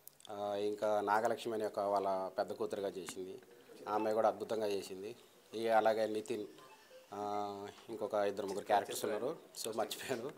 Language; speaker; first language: Telugu; native; Telugu